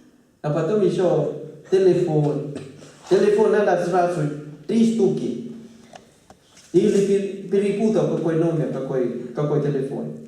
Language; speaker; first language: Russian; non-native, fluent; Thai